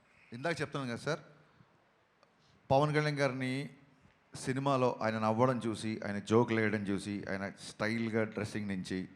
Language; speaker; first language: Telugu; native; Telugu